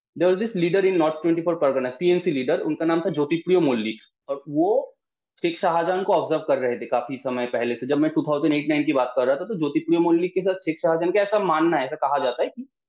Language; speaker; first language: Hindi; non-native, local second language; Bangla